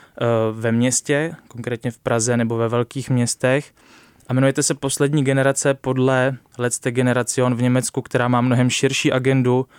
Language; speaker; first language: Czech; native; Czech